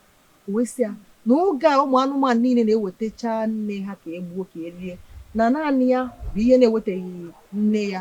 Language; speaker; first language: Igbo; native; Igbo